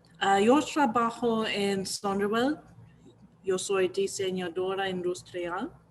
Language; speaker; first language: Spanish; non-native, learner; English